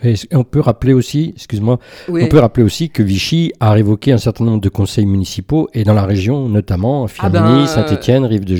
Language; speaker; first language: French; native; French